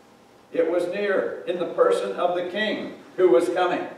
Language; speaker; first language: English; native; English